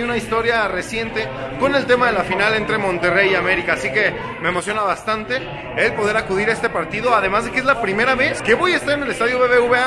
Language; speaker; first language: Spanish; native; Spanish